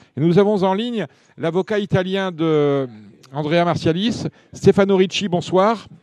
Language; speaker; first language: French; native; French